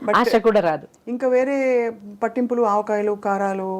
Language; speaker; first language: Telugu; native; Telugu